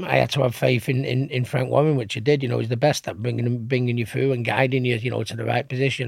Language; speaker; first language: English; native; English